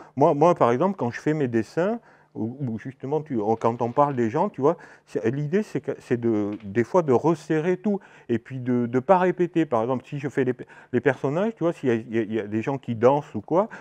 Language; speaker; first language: French; native; French